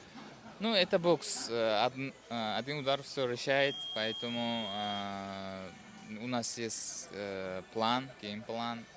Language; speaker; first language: Russian; non-native, fluent; Uzbek